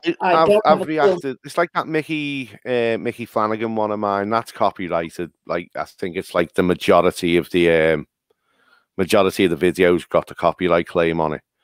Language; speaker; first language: English; native; English